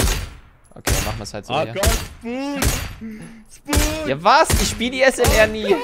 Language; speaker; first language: German; native; German